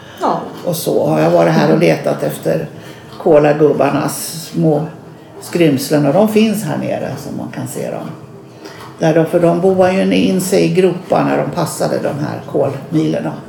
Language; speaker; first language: Swedish; native; Swedish